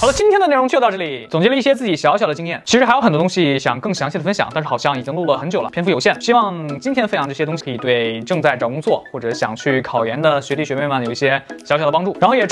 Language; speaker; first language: Chinese; native; Chinese